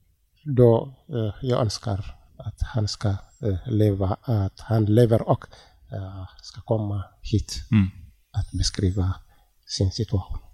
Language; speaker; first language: Swedish; non-native, learner; Tigrinya